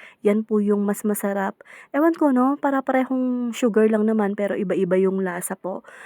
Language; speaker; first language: Filipino; native; Filipino